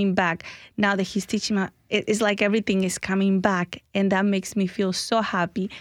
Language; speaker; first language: English; early bilingual, other home language; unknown